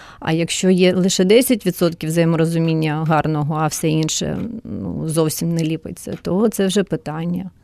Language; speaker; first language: Ukrainian; non-native, local second language; Russian